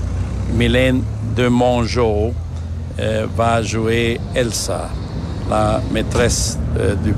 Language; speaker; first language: French; non-native, fluent; German